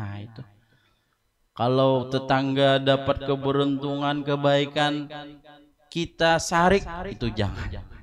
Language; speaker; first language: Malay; non-native, local second language; Banjar